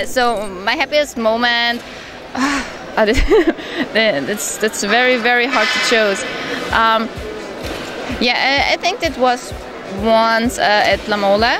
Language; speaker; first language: English; non-native, fluent; German